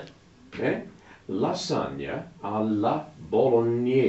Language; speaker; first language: Italian; non-native, learner; English